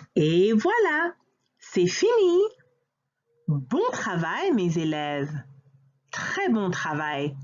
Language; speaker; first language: French; non-native, fluent; English